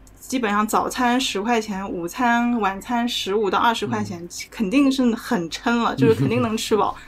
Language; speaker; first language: Chinese; native; Chinese